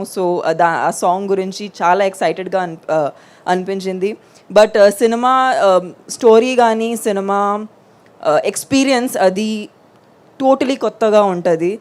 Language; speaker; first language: Telugu; non-native, fluent; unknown